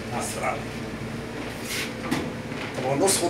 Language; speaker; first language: Arabic; non-native, learner; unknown